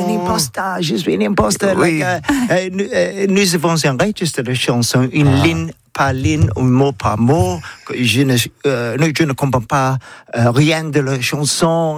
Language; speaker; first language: French; non-native, learner; English